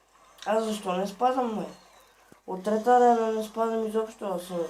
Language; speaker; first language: Bulgarian; native; Bulgarian